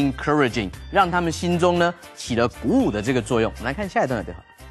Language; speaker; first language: Chinese; native; Chinese